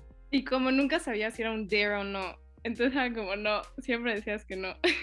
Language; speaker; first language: Spanish; early bilingual, heritage; Spanish